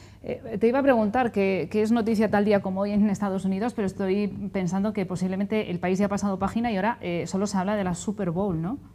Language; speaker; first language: Spanish; native; Spanish